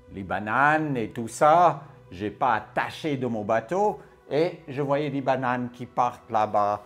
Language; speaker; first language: French; non-native, fluent; Afrikaans